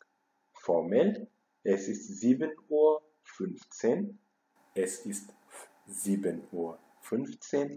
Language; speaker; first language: German; non-native, fluent; Amharic